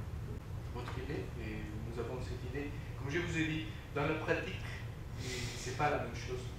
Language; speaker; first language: French; non-native, fluent; Spanish